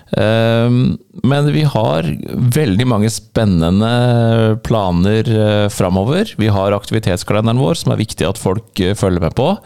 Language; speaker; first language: Norwegian; native; Norwegian